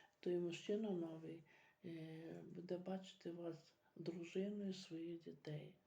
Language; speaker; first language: Ukrainian; native; Ukrainian